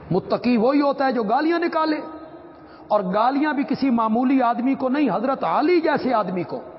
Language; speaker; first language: Urdu; non-native, local second language; Punjabi